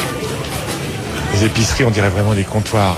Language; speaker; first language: French; native; French